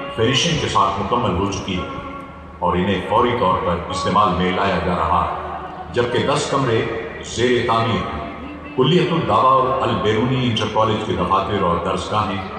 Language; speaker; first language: Urdu; native; Urdu